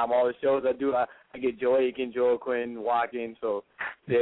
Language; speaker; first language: English; native; English